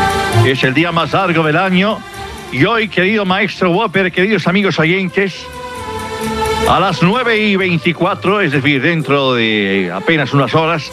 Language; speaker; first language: Spanish; native; Spanish